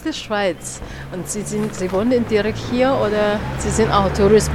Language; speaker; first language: German; non-native, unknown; Chinese